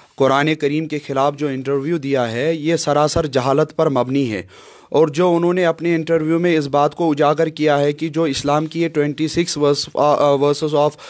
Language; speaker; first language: Hindi; non-native, local second language; Kashmiri